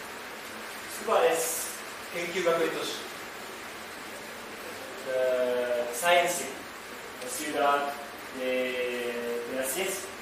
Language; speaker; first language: Spanish; non-native, learner; Japanese